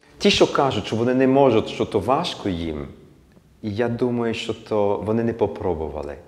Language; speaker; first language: Ukrainian; early bilingual, heritage; Ukrainian